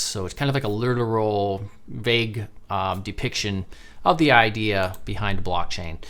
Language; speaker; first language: English; native; English